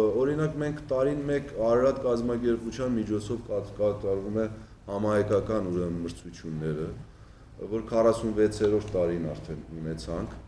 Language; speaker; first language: Armenian; early bilingual, heritage; Armenian